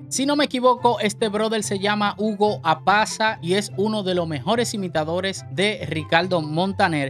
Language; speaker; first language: Spanish; native; Spanish